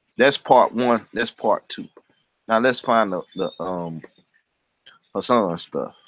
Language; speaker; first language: English; native; English